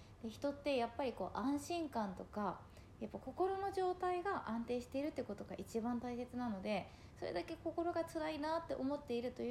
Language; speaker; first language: Japanese; native; Japanese